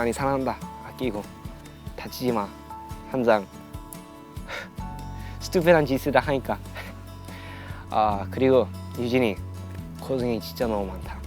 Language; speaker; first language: Korean; early bilingual, heritage; English